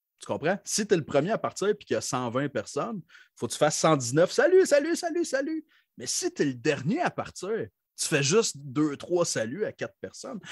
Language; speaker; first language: French; native; French